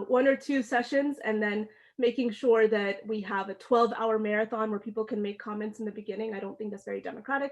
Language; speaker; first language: English; early bilingual, other home language; Amharic